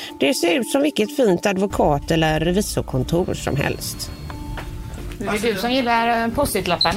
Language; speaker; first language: Swedish; native; Swedish